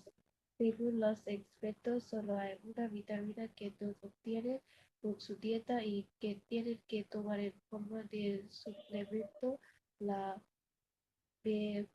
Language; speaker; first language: Spanish; non-native, learner; Bangla